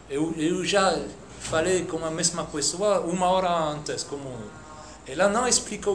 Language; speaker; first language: Portuguese; non-native, fluent; French